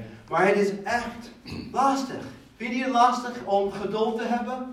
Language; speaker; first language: Dutch; non-native, fluent; English